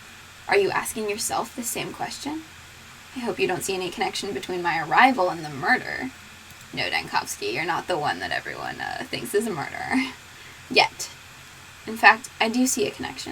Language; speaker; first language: English; native; English